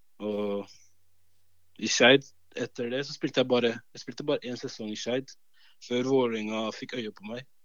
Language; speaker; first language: Norwegian; early bilingual, other home language; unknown